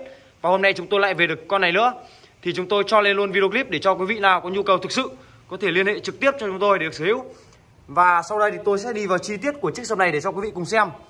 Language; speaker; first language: Vietnamese; native; Vietnamese